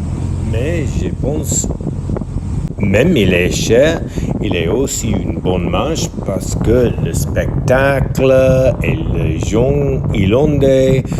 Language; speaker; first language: French; non-native, learner; English